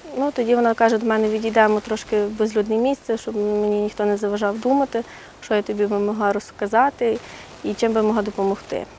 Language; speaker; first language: Ukrainian; native; Ukrainian